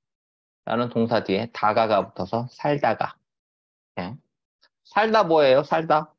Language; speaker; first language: Korean; native; Korean